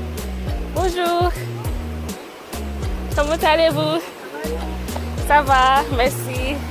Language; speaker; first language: French; non-native, learner; English